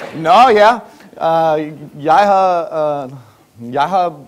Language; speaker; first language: Danish; non-native, learner; English